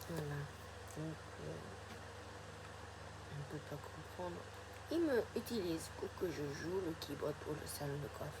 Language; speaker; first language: French; non-native, fluent; Japanese